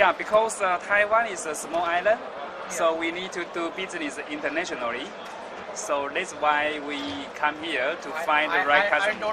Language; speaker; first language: English; non-native, learner; Chinese